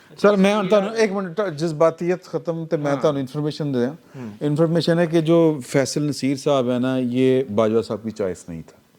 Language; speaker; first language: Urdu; non-native, local second language; Punjabi